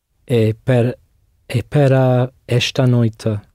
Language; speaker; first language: Portuguese; non-native, learner; English